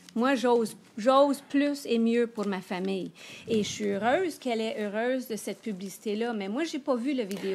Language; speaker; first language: French; native; French